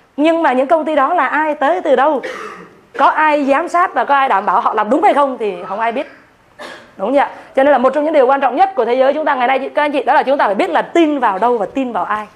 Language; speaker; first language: Vietnamese; native; Vietnamese